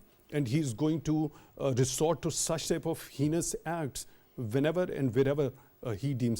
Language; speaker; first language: English; non-native, local second language; Urdu